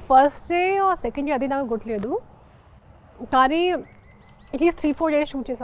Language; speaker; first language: Telugu; non-native, local second language; Hindi